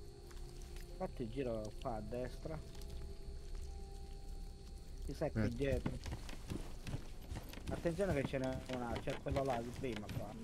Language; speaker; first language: Italian; native; Italian